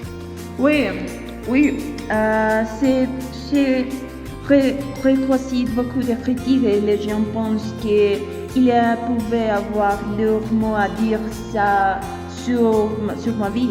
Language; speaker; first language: French; non-native, learner; Spanish